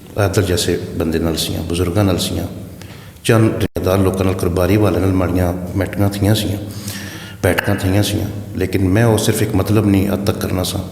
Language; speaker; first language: Urdu; non-native, local second language; Pahari-Potwari